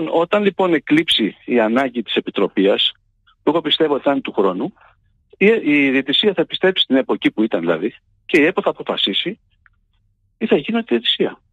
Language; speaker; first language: Greek; native; Greek